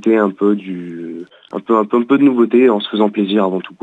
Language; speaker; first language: French; native; French